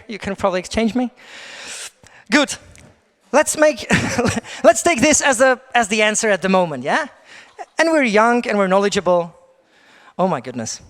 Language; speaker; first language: English; non-native, fluent; Czech